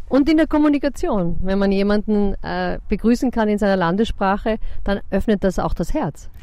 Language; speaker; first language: German; native; German